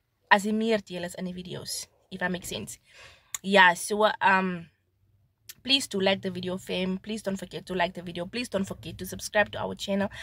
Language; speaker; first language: English; non-native, local second language; Afrikaans